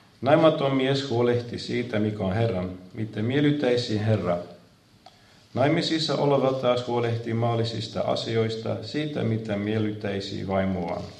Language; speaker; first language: Finnish; non-native, fluent; Dutch